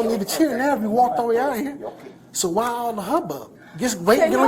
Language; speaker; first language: English; native; English